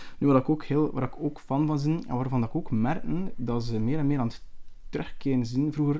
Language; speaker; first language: Dutch; native; Dutch